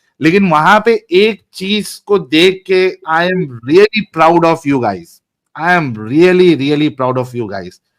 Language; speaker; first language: Hindi; native; Hindi